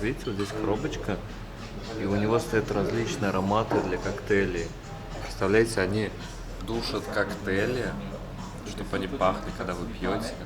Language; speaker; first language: Russian; native; Russian